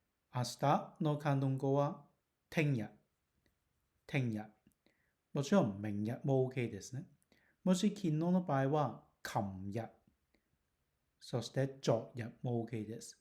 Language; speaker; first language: Japanese; non-native, learner; Cantonese